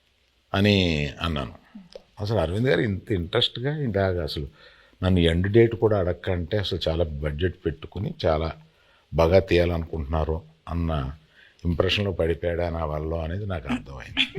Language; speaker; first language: Telugu; native; Telugu